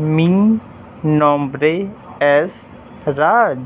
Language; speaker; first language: Spanish; non-native, learner; Hindi